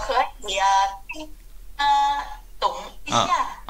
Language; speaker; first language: Chinese; non-native, learner; Vietnamese